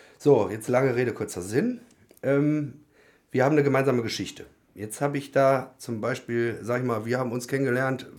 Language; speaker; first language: German; native; German